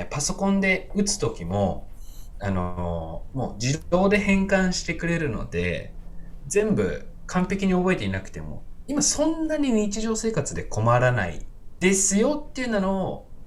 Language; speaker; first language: Japanese; native; Japanese